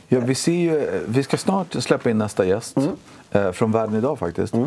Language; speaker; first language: Swedish; native; Swedish